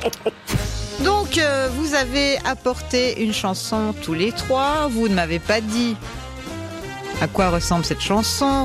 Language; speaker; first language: French; native; French